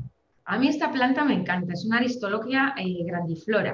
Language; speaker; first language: Spanish; native; Spanish